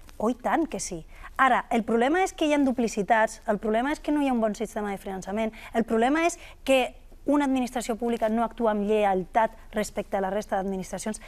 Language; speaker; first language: Catalan; non-native, local second language; Spanish